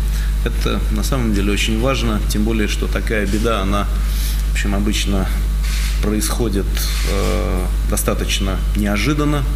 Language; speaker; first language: Russian; native; Russian